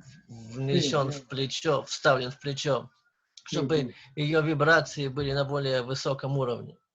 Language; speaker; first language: Russian; native; Russian